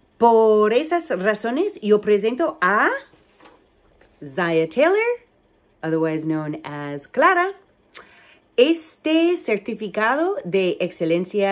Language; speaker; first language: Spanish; non-native, fluent; English